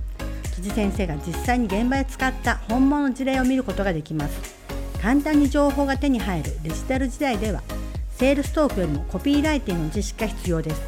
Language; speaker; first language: Japanese; native; Japanese